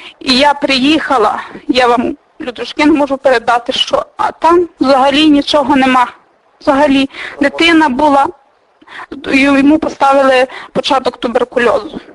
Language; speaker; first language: Ukrainian; native; Ukrainian